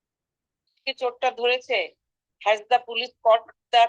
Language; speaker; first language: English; non-native, learner; Bangla